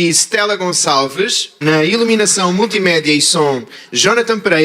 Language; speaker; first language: Portuguese; native; Portuguese